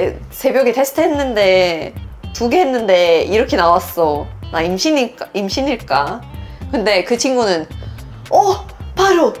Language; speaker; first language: Korean; non-native, fluent; Swedish